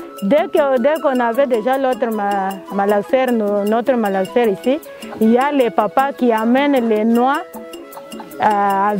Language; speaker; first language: French; non-native, local second language; Luba-Lulua